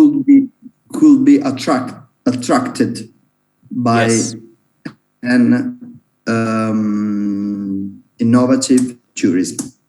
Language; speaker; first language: English; non-native, learner; Italian